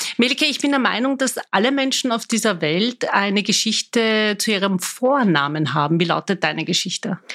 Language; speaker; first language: German; native; German